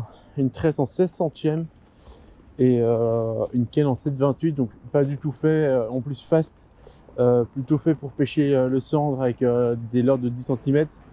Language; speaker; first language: French; native; French